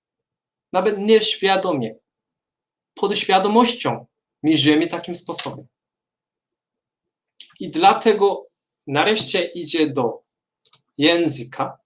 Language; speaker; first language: Polish; non-native, fluent; Korean